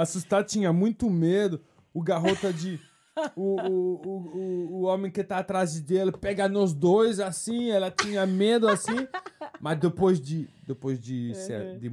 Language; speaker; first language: Portuguese; non-native, fluent; French